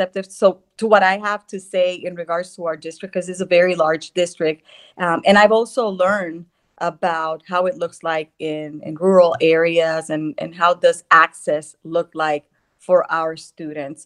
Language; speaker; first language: English; non-native, fluent; Spanish